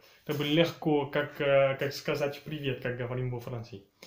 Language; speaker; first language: Russian; early bilingual, heritage; French